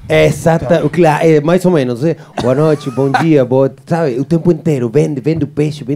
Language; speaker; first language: Portuguese; non-native, fluent; Spanish